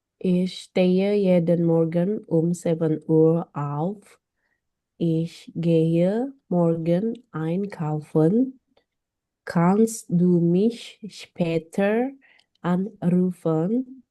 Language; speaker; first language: German; non-native, learner; Indonesian